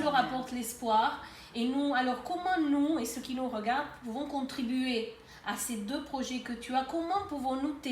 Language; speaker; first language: French; native; French